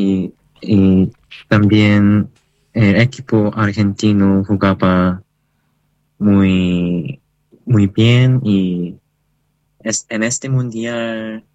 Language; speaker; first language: Spanish; non-native, learner; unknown